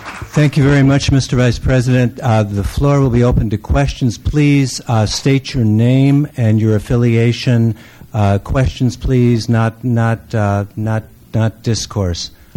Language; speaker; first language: English; native; English